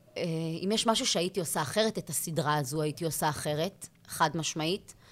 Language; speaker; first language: Hebrew; native; Hebrew